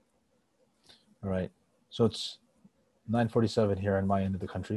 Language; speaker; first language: English; native; English